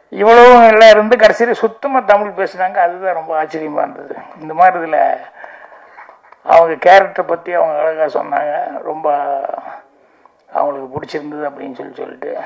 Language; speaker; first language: Tamil; native; Tamil